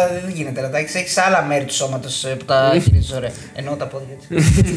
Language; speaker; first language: Greek; native; Greek